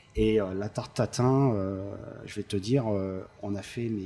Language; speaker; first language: French; native; French